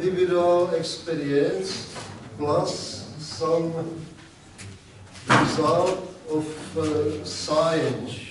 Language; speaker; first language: English; non-native, learner; Czech